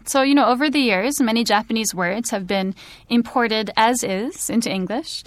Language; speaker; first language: English; native; English